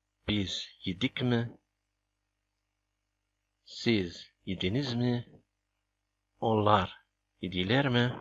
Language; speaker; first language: Turkish; non-native, fluent; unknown